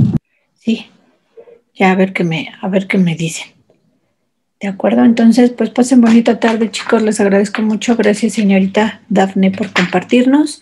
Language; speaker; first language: Spanish; native; Spanish